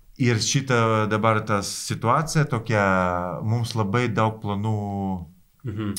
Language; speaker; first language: Lithuanian; non-native, local second language; Polish